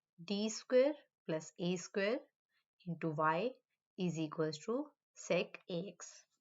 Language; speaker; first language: English; non-native, local second language; Hindi